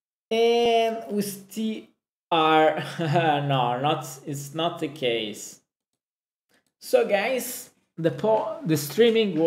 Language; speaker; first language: English; non-native, fluent; Italian